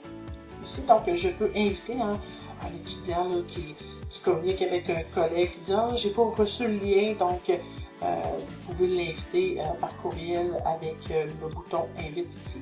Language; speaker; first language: French; native; French